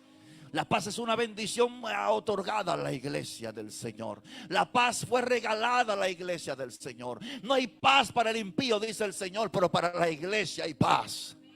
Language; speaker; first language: Spanish; native; Spanish